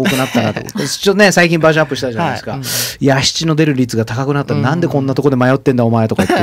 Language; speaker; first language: Japanese; native; Japanese